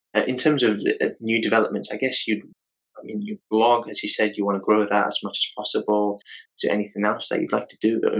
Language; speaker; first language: English; native; English